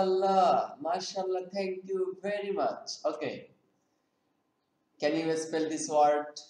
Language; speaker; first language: English; non-native, fluent; Bangla